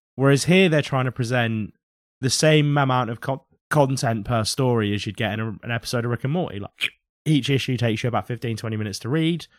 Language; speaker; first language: English; native; English